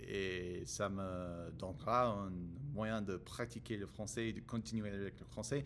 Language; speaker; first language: French; non-native, learner; English